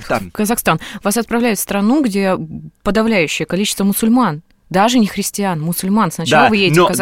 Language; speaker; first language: Russian; native; Russian